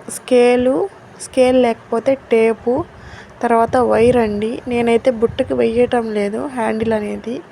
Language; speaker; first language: Telugu; non-native, local second language; Urdu